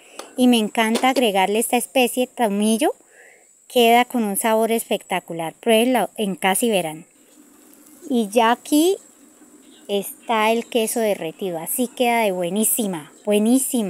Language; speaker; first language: Spanish; native; Spanish